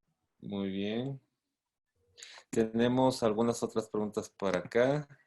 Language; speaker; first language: Spanish; native; Spanish